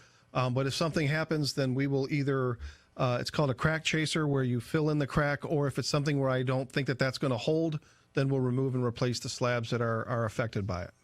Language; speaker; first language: English; native; English